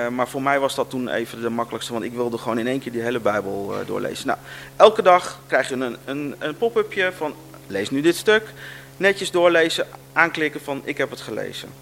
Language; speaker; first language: Dutch; native; Dutch